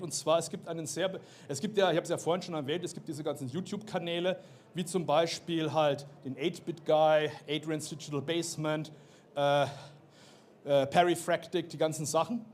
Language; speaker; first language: German; native; German